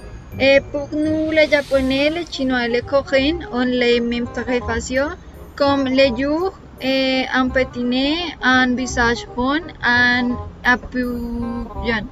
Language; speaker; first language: French; non-native, learner; Spanish